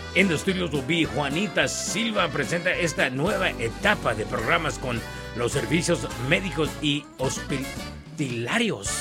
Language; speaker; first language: Spanish; early bilingual, heritage; Spanish